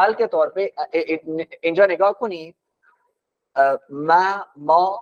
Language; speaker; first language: Persian; non-native, fluent; Urdu